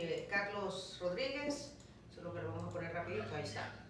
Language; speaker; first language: Spanish; native; Spanish